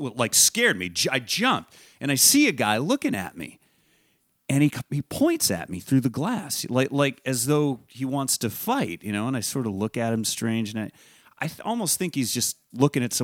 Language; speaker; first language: English; native; English